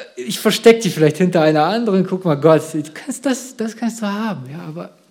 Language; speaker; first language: German; early bilingual, other home language; Russian